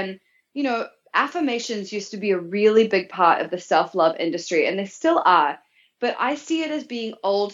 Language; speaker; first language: English; native; English